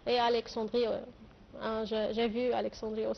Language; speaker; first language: French; non-native, fluent; Arabic